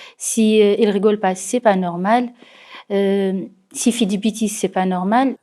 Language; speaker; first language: French; non-native, fluent; Arabic